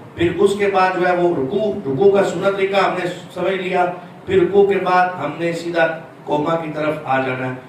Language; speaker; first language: Urdu; non-native, local second language; Punjabi